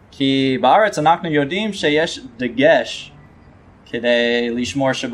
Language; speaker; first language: Hebrew; non-native, fluent; English